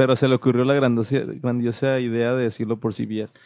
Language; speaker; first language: Spanish; native; Spanish